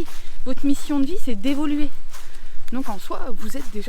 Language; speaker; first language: French; native; French